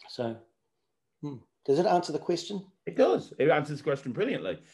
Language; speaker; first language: English; native; English